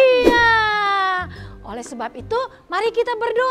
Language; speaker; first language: Indonesian; native; Indonesian